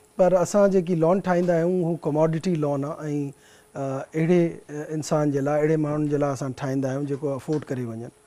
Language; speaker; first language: Sindhi; native; Sindhi